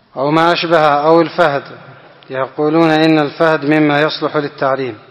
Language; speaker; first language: Arabic; non-native, fluent; Indonesian